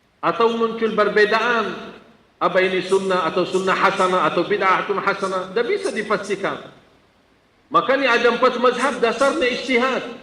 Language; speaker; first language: Malay; non-native, fluent; Arabic